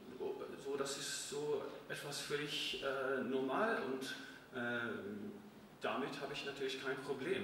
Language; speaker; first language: German; non-native, fluent; English